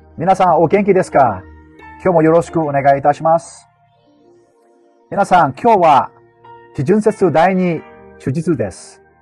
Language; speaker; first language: Japanese; non-native, fluent; Burmese